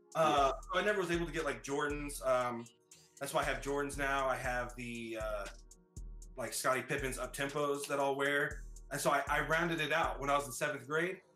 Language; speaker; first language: English; native; English